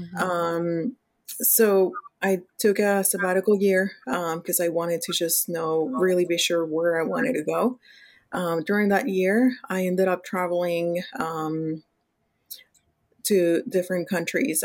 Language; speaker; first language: English; non-native, fluent; Spanish